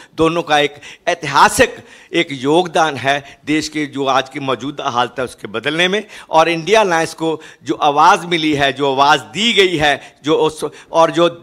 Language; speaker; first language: Hindi; non-native, local second language; Punjabi